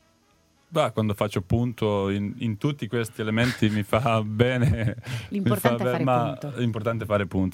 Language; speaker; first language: Italian; non-native, learner; Serbian